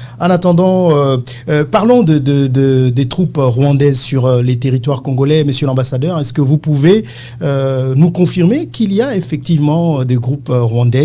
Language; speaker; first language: French; non-native, local second language; Lingala